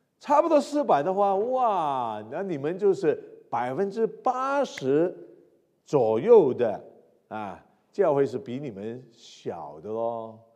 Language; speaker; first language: Chinese; non-native, local second language; Cantonese